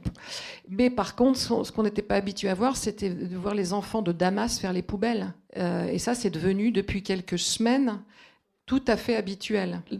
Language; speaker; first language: French; native; French